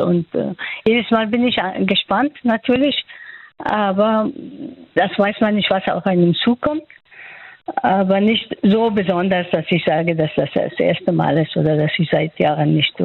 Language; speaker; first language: German; non-native, fluent; Persian